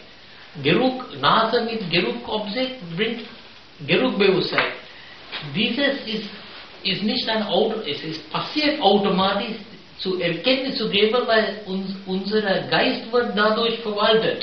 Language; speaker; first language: German; non-native, fluent; Sinhala